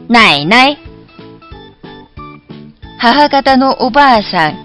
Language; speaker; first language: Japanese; non-native, fluent; Chinese